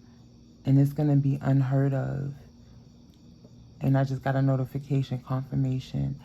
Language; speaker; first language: English; native; English